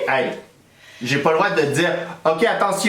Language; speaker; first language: French; native; French